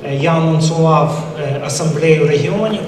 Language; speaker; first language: Ukrainian; non-native, local second language; Russian